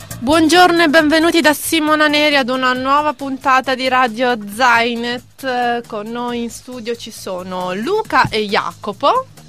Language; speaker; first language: Italian; native; Italian